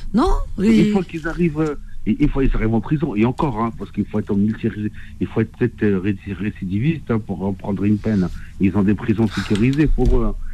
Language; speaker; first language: French; non-native, local second language; Arabic